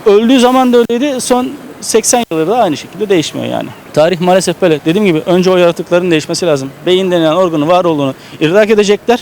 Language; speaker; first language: Turkish; native; Turkish